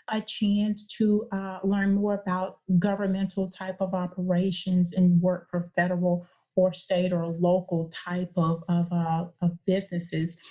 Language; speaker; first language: English; native; English